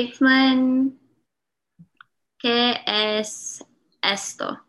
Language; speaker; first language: Spanish; non-native, learner; English